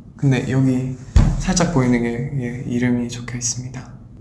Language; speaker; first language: Korean; early bilingual, heritage; Korean